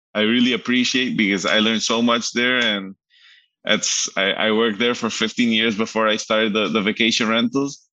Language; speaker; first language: English; early bilingual, other home language; Spanish